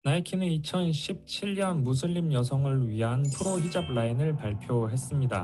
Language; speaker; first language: Korean; native; Korean